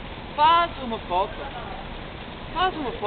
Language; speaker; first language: Portuguese; non-native, learner; English